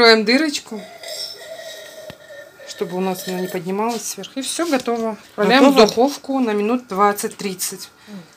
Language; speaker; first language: Russian; non-native, local second language; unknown